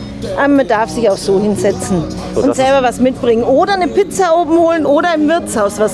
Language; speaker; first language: German; native; German